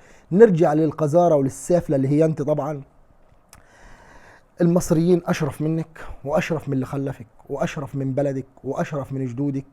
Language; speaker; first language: Arabic; native; Arabic